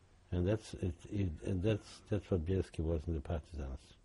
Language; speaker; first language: English; non-native, fluent; Yiddish